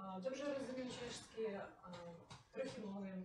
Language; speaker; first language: Czech; non-native, learner; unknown